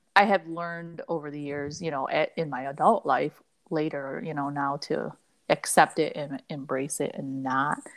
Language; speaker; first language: English; early bilingual, other home language; Cantonese